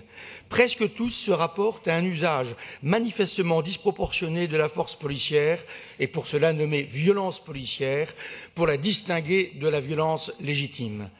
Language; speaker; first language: French; native; French